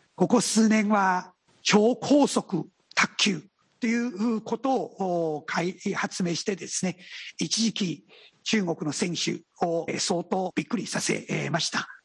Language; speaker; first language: Japanese; non-native, fluent; Chinese